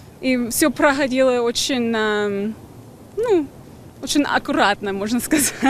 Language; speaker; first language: Russian; non-native, learner; English